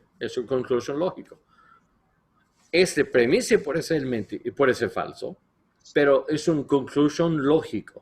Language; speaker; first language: Spanish; non-native, learner; English